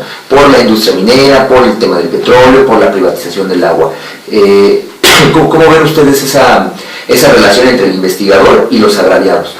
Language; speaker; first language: Spanish; native; Spanish